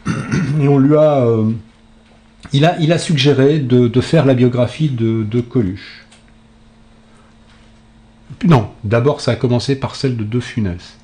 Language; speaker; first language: French; native; French